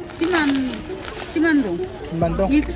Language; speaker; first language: Korean; non-native, learner; Vietnamese